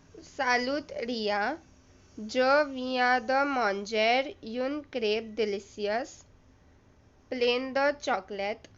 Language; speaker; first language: French; non-native, learner; Hindi